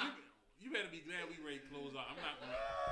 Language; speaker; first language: English; native; English